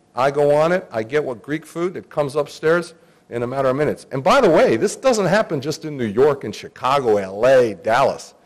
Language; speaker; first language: English; early bilingual, other home language; Greek